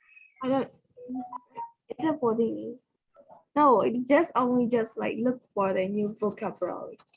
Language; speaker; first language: English; non-native, learner; Burmese